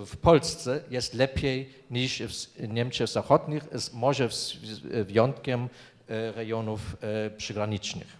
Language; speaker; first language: Polish; non-native, fluent; German